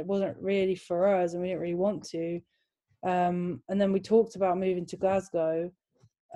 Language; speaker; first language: English; native; English